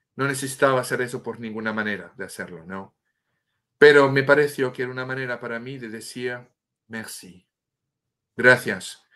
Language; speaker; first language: Spanish; non-native, fluent; French